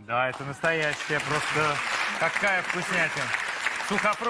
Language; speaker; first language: Russian; native; Russian